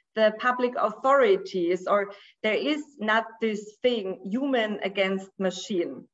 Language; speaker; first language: English; non-native, fluent; Portuguese